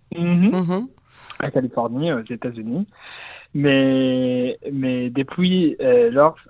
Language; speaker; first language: French; non-native, learner; Hebrew